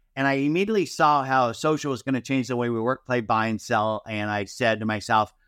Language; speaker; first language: English; native; English